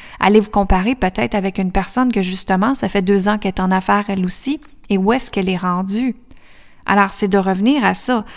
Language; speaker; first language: French; native; French